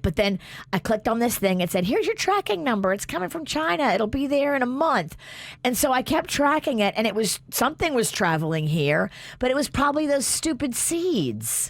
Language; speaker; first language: English; native; English